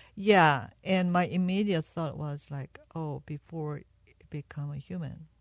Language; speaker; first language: English; non-native, fluent; Korean